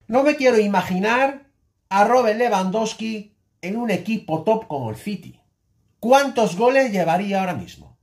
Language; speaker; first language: Spanish; native; Spanish